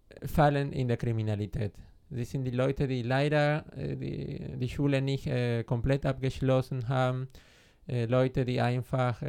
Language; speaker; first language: German; non-native, fluent; Spanish